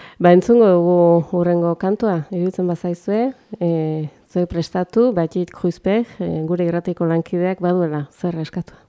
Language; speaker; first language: Basque; native; Basque